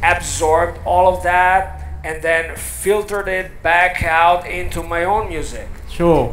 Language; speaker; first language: English; native; English